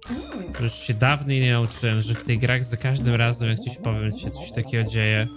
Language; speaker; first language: Polish; native; Polish